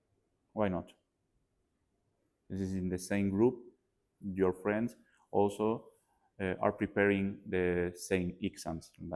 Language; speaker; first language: English; non-native, learner; Spanish